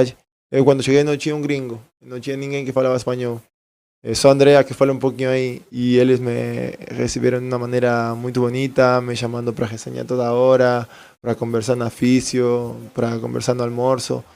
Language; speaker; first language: Portuguese; non-native, fluent; Spanish